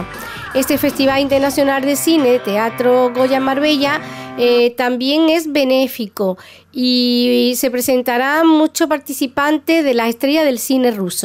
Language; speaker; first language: Spanish; native; Spanish